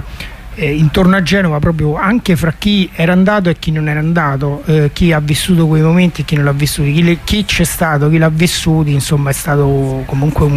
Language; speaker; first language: Italian; native; Italian